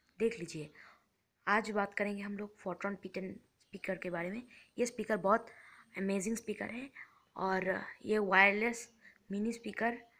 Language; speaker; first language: Hindi; native; Hindi